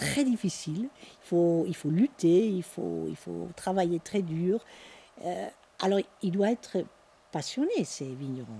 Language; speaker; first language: French; non-native, fluent; Dutch